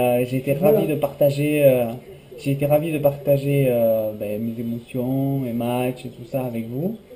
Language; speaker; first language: French; native; French